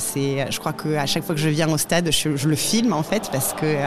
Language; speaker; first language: French; native; French